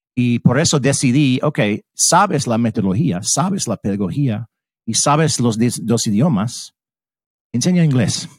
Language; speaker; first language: Spanish; non-native, fluent; English